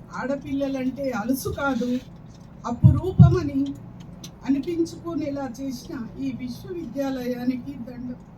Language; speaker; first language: Telugu; non-native, local second language; Lambadi